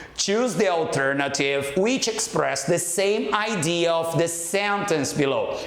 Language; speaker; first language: English; non-native, fluent; Portuguese